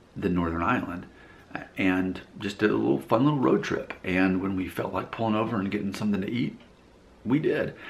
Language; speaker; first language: English; native; English